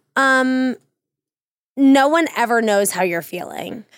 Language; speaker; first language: English; native; English